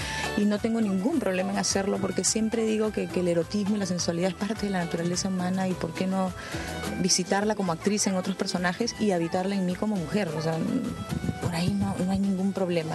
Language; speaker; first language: Spanish; native; Spanish